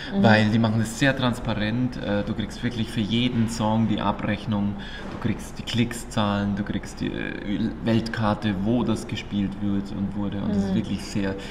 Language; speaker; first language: German; native; German